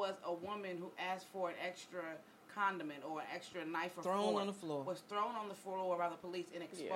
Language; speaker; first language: English; native; English